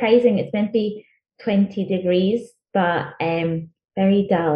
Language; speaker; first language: English; non-native, local second language; Nyanja